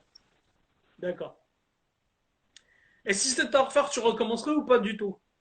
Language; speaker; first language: French; native; French